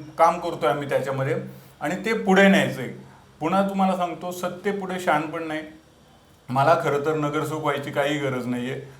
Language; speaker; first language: Marathi; native; Marathi